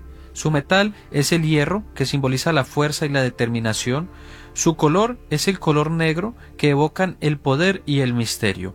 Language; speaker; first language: Spanish; native; Spanish